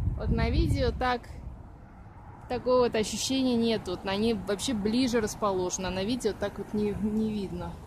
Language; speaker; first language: Russian; native; Russian